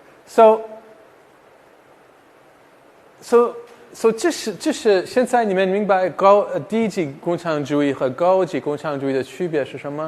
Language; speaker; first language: Chinese; non-native, fluent; English